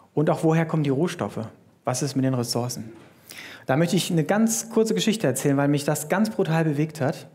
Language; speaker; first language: German; native; German